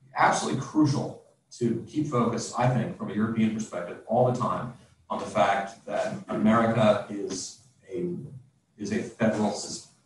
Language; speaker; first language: English; native; English